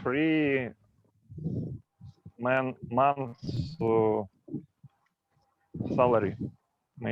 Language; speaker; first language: English; non-native, local second language; Russian